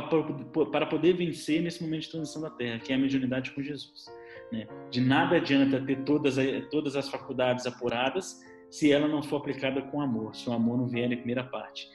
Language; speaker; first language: Portuguese; native; Portuguese